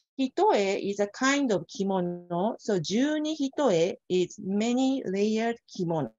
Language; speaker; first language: English; non-native, fluent; Japanese